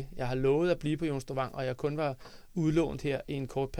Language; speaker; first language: Danish; native; Danish